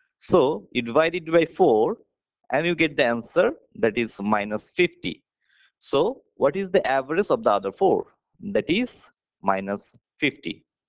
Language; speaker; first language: English; non-native, local second language; Bangla